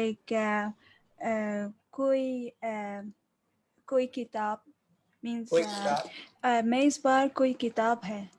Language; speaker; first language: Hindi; non-native, learner; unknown